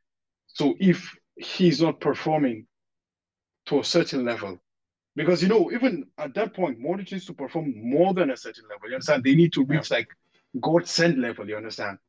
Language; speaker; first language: English; non-native, local second language; Hausa